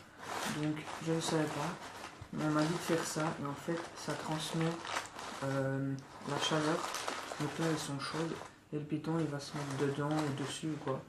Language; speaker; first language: French; native; French